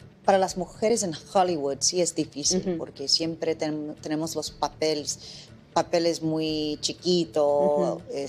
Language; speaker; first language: Spanish; non-native, fluent; English